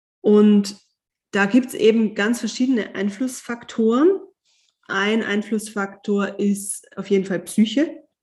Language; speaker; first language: German; native; German